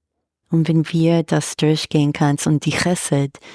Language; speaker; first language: German; non-native, fluent; English